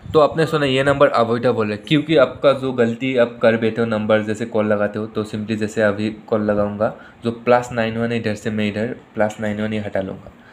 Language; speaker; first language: Hindi; native; Hindi